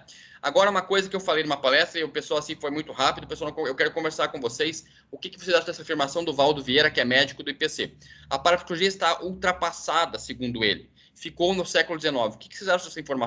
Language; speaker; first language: Portuguese; native; Portuguese